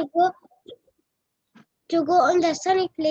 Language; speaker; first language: English; non-native, learner; Arabic